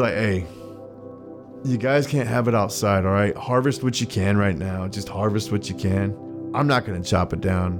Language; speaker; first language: English; native; English